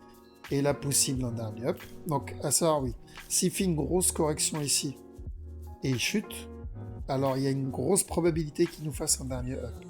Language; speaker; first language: French; native; French